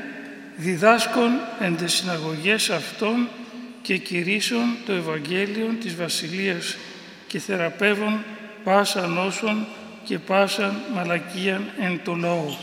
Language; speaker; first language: Greek; native; Greek